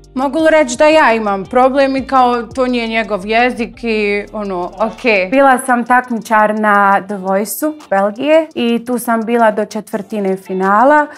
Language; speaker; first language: Serbian; early bilingual, heritage; Bosnian